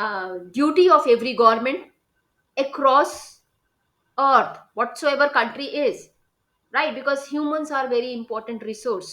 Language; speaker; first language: English; non-native, local second language; Hindi